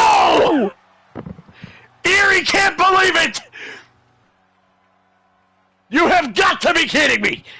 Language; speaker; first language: English; native; English